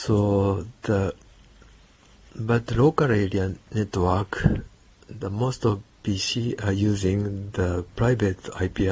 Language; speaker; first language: English; non-native, learner; Japanese